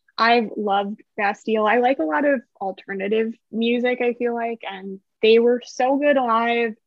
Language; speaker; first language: English; native; English